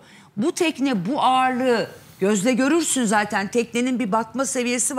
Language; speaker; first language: Turkish; native; Turkish